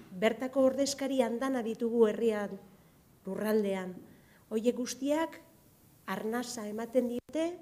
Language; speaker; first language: Basque; non-native, local second language; Spanish